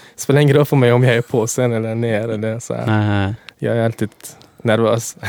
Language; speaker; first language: Swedish; non-native, fluent; Persian